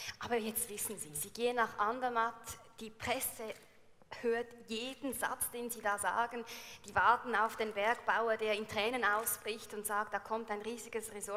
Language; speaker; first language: German; native; German